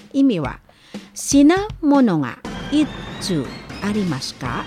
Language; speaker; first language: Japanese; non-native, fluent; Indonesian